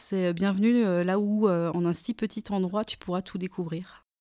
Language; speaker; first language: French; native; French